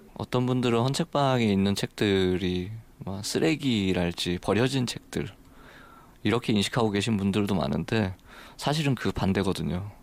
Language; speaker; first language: Korean; native; Korean